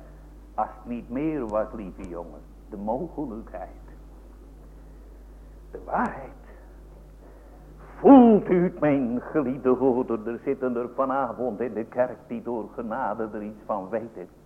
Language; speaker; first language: Dutch; native; Dutch